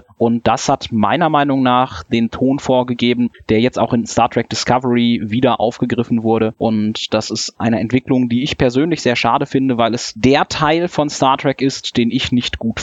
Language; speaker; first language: German; native; German